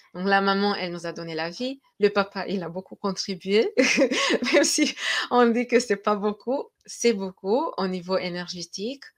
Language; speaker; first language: French; non-native, fluent; Romanian